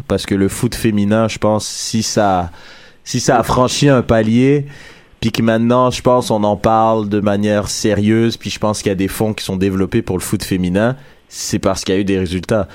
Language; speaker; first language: French; native; French